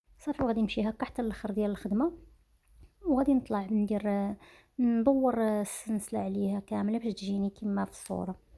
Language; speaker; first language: Arabic; native; Arabic